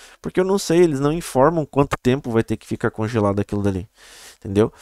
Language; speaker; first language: Portuguese; native; Portuguese